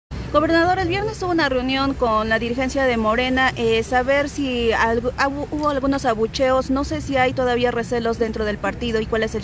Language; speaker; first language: Spanish; native; Spanish